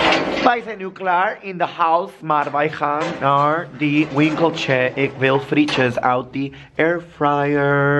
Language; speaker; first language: Dutch; non-native, learner; English